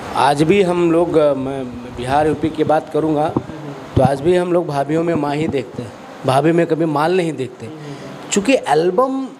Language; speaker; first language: Hindi; non-native, local second language; Bhojpuri